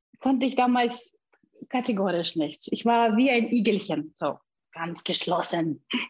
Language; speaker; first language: German; non-native, fluent; Russian